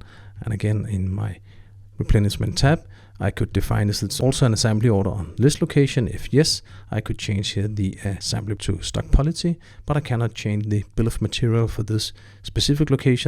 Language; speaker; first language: English; non-native, fluent; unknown